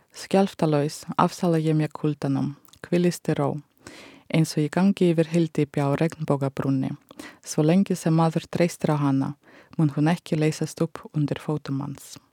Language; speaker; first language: Icelandic; non-native, fluent; Russian